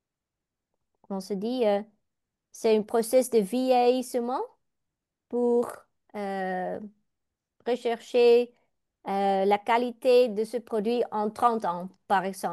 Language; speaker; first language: French; non-native, learner; Dutch